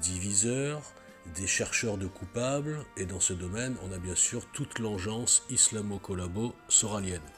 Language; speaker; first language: French; native; French